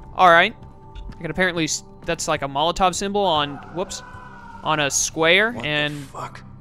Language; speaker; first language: English; native; English